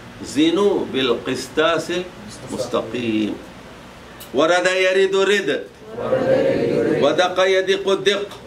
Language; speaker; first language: Arabic; non-native, fluent; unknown